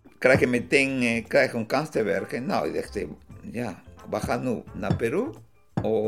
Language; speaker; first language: Dutch; non-native, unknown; Spanish